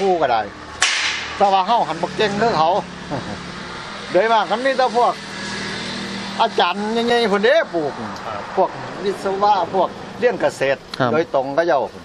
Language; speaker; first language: Thai; non-native, local second language; Northeastern Thai